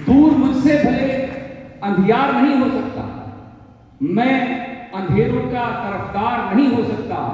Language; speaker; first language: Hindi; native; Hindi